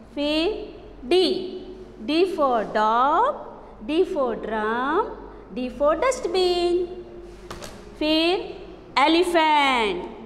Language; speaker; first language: Hindi; non-native, local second language; Gujarati